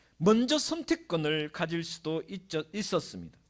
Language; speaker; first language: Korean; native; Korean